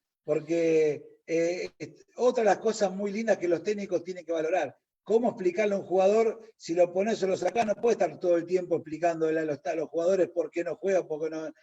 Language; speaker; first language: Spanish; native; Spanish